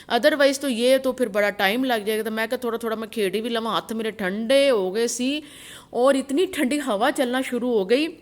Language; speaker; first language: Urdu; non-native, local second language; Punjabi